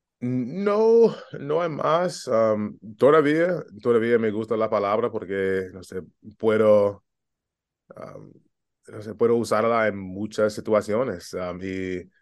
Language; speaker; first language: Spanish; non-native, learner; English